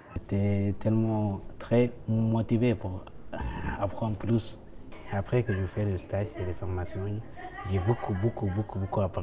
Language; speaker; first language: French; non-native, learner; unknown